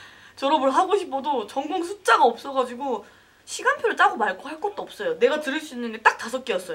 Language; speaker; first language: Korean; native; Korean